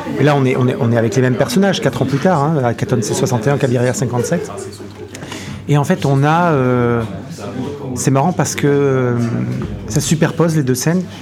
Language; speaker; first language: French; native; French